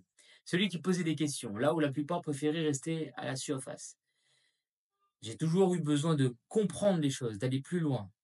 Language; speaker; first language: French; native; French